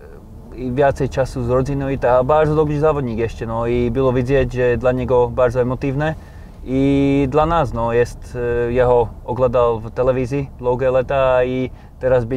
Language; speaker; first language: Polish; non-native, learner; Slovak